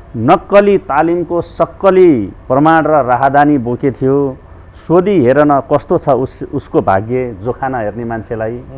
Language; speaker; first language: Nepali; native; Nepali